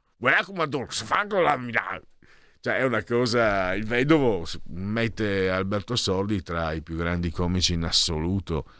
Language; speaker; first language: Italian; native; Italian